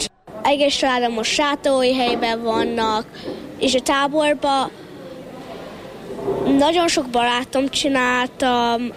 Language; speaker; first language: Hungarian; early bilingual, heritage; English